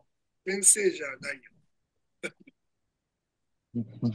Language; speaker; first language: Japanese; non-native, fluent; Bangla